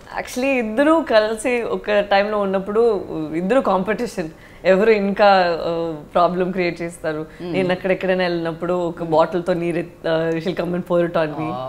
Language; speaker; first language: Telugu; non-native, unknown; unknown